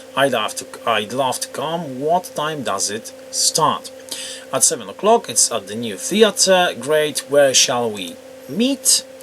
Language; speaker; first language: English; non-native, fluent; Polish